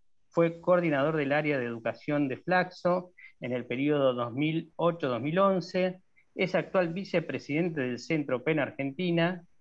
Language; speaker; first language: Spanish; native; Spanish